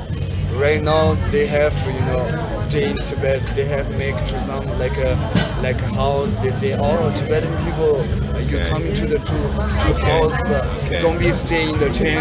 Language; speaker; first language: English; non-native, learner; Tibetan